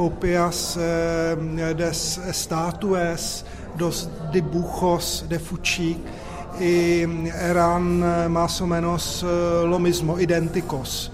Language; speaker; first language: Spanish; non-native, fluent; Czech